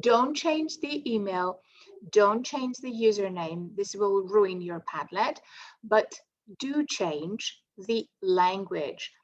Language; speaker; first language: English; non-native, fluent; Greek